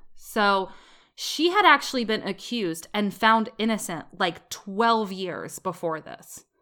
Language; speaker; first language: English; native; English